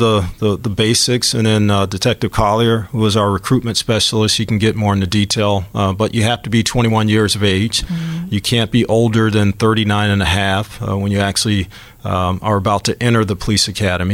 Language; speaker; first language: English; native; English